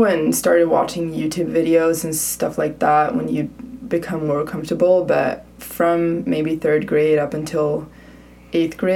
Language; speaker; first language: English; non-native, fluent; Swedish